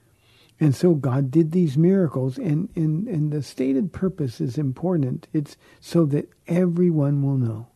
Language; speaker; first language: English; native; English